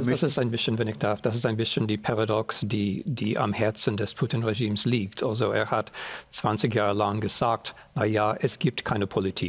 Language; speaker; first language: German; non-native, fluent; English